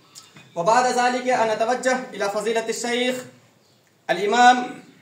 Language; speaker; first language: Arabic; non-native, learner; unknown